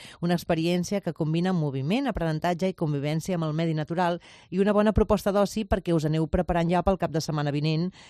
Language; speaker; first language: Catalan; non-native, local second language; Spanish